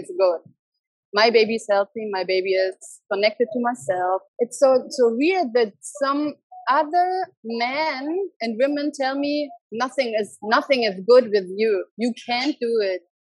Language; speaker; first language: English; non-native, learner; German